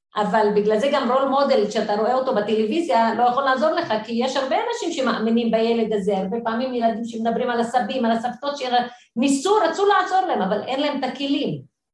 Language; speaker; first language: Hebrew; non-native, local second language; Arabic